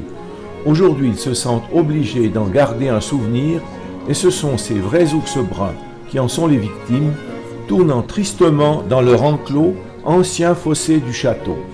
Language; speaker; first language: French; native; French